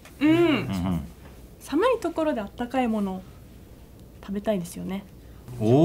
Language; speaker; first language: Japanese; native; Japanese